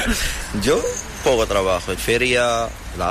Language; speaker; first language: Spanish; non-native, learner; Arabic